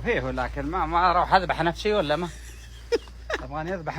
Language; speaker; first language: Arabic; native; Arabic